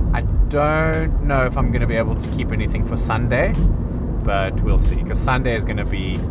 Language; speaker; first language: English; native; English